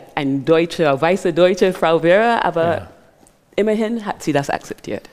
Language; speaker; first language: German; non-native, fluent; English